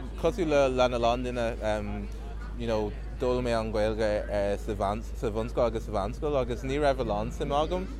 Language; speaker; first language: Irish; non-native, local second language; English